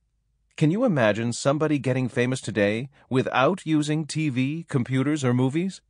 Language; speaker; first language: English; native; English